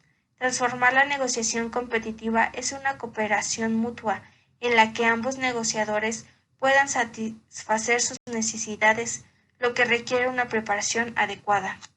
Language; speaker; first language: Spanish; native; Spanish